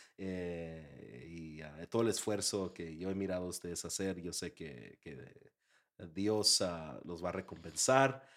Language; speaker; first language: Spanish; early bilingual, heritage; Spanish